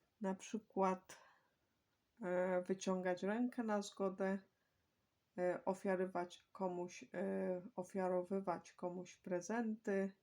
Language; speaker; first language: Polish; native; Polish